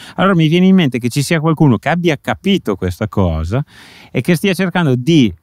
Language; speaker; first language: Italian; native; Italian